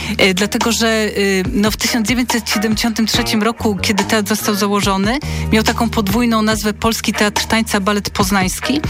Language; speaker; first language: Polish; native; Polish